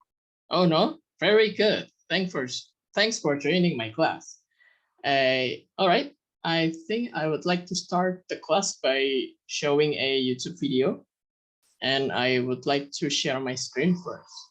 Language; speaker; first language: English; non-native, fluent; Indonesian